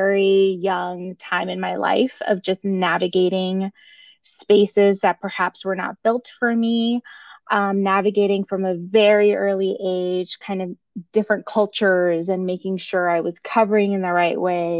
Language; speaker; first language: English; native; English